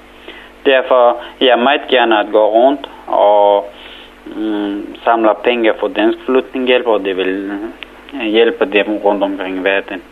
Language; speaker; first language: Danish; non-native, learner; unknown